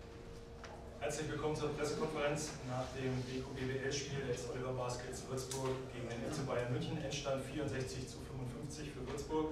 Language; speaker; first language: German; native; German